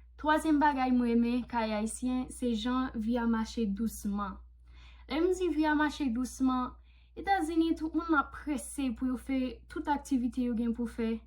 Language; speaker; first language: Haitian Creole; non-native, fluent; English